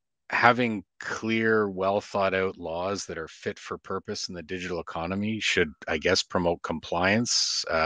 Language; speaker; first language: English; native; English